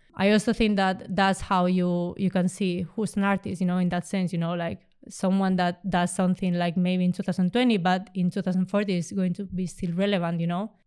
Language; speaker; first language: English; non-native, fluent; Spanish